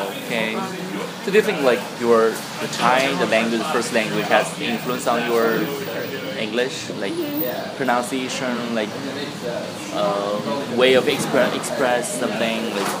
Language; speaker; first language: English; non-native, fluent; Chinese